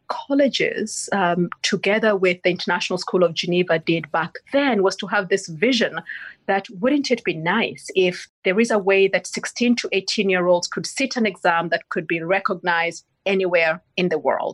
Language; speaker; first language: English; non-native, local second language; Gusii